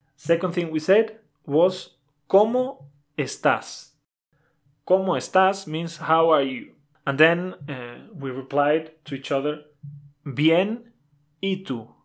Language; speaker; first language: English; non-native, fluent; Spanish